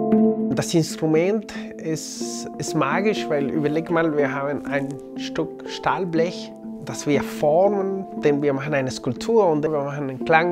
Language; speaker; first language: German; non-native, fluent; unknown